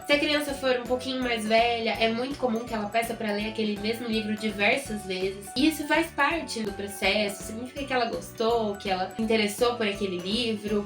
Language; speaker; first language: Portuguese; native; Portuguese